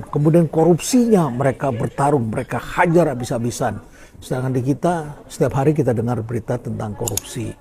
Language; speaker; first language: Indonesian; native; Indonesian